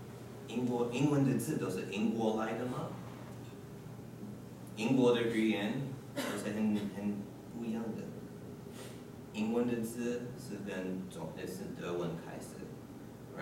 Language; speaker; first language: Chinese; non-native, learner; English